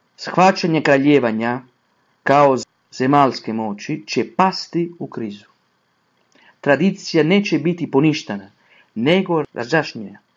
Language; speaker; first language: Croatian; non-native, fluent; Italian